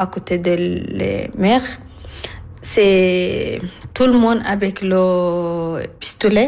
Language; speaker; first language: French; non-native, learner; Arabic